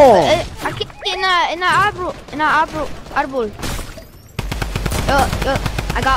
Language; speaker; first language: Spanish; non-native, learner; English